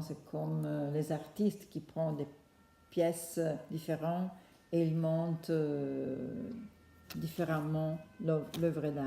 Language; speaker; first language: French; non-native, fluent; Italian